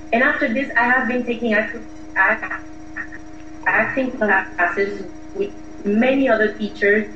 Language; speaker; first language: English; non-native, fluent; Haitian Creole